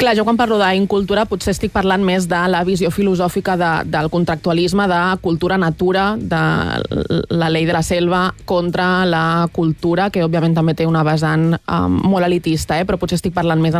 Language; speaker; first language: Catalan; native; Catalan